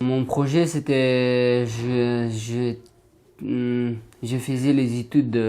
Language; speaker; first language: French; non-native, learner; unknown